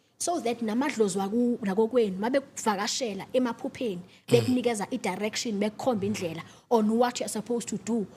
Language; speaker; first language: Zulu; non-native, local second language; Xhosa